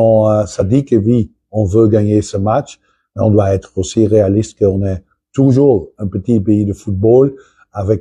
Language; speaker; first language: French; non-native, fluent; Dutch